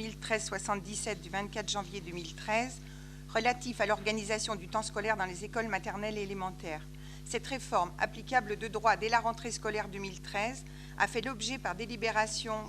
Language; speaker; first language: French; native; French